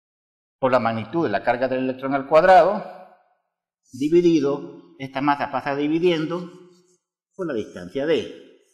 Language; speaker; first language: Spanish; native; Spanish